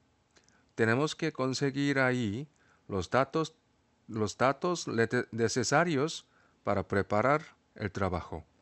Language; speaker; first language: Spanish; non-native, fluent; Korean